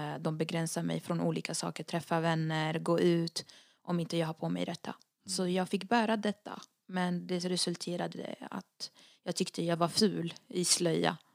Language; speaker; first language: Swedish; early bilingual, other home language; Arabic